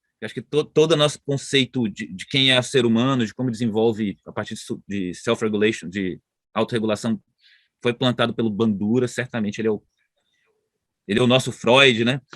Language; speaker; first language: Portuguese; native; Portuguese